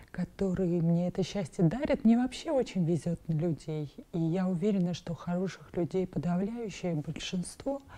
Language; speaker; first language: Russian; non-native, local second language; Armenian